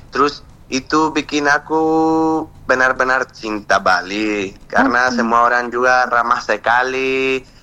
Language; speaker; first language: Indonesian; non-native, fluent; Spanish